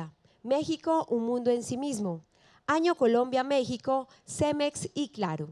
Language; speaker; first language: Spanish; native; Spanish